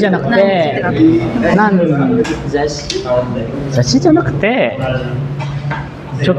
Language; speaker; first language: Japanese; non-native, fluent; Indonesian